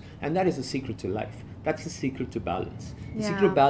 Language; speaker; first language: English; native; English